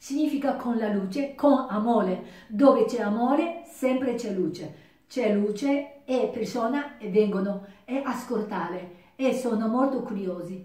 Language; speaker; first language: Italian; non-native, learner; Japanese